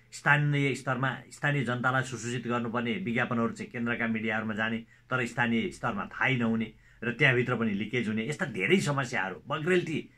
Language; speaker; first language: Nepali; native; Nepali